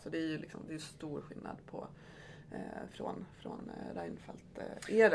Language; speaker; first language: Swedish; native; Swedish